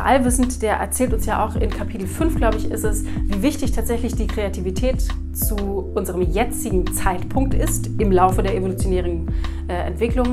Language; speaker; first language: German; native; German